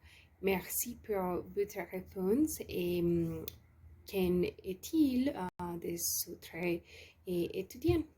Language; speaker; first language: French; non-native, learner; Spanish